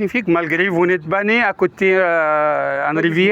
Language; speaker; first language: French; non-native, fluent; Arabic